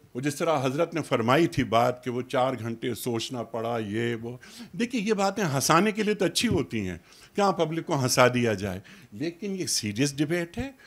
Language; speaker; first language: Urdu; native; Urdu